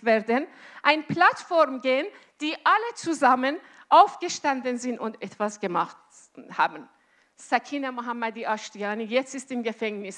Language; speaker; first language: German; non-native, fluent; Azerbaijani